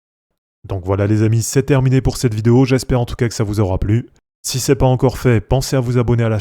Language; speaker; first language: French; native; French